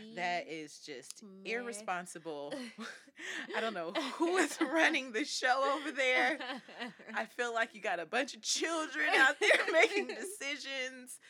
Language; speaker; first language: English; native; English